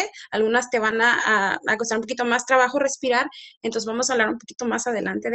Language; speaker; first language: Spanish; native; Spanish